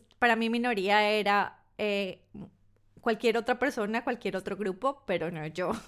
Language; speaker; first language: Spanish; native; Spanish